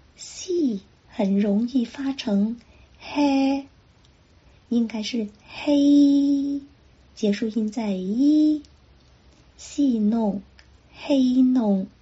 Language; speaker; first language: Chinese; non-native, local second language; Cantonese